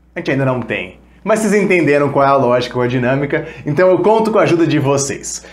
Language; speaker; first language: Portuguese; early bilingual, other home language; Spanish